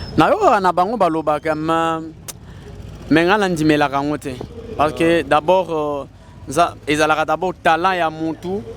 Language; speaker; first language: Lingala; non-native, local second language; Luba-Lulua